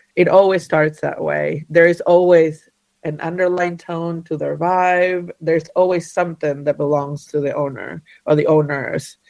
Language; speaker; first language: English; early bilingual, other home language; Spanish